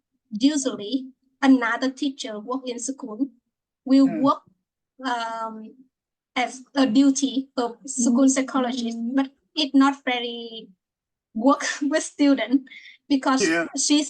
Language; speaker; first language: English; non-native, fluent; Vietnamese